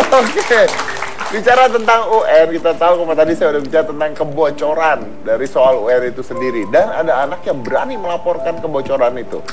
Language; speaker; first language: Indonesian; native; Indonesian